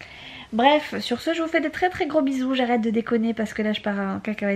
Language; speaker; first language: French; native; French